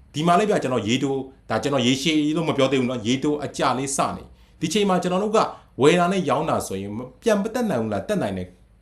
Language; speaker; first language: Burmese; native; Burmese